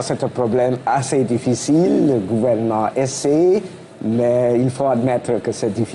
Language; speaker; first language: French; non-native, fluent; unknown